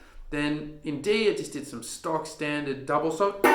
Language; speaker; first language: English; native; English